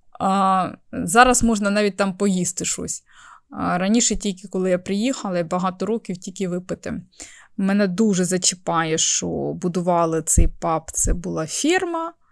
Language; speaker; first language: Ukrainian; native; Ukrainian